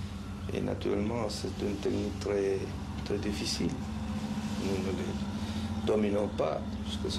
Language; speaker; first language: French; non-native, learner; Spanish